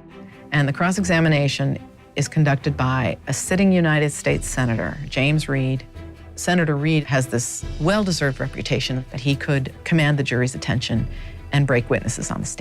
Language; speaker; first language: English; native; English